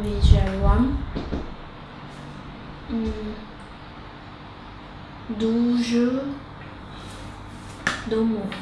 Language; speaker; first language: Polish; non-native, learner; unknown